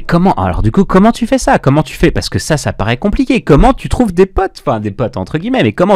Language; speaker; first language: French; native; French